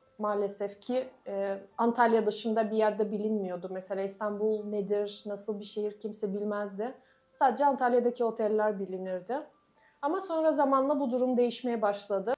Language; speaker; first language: Turkish; non-native, fluent; Russian